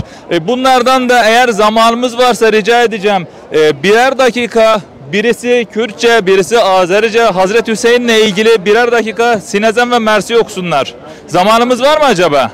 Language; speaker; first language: Turkish; native; Turkish